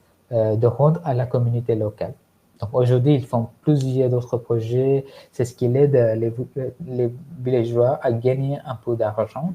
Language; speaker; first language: French; non-native, fluent; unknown